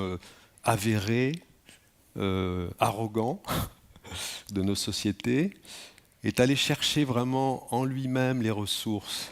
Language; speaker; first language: French; native; French